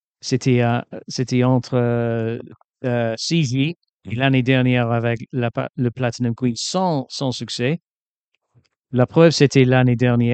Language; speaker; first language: French; non-native, fluent; English